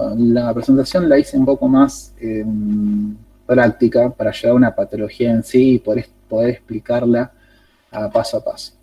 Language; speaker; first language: Spanish; native; Spanish